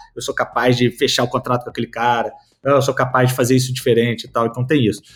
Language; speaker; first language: Portuguese; native; Portuguese